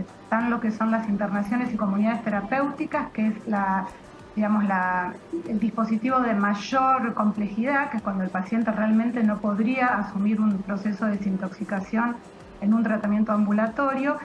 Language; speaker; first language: Spanish; native; Spanish